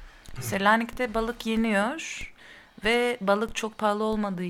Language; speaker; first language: Turkish; non-native, learner; Greek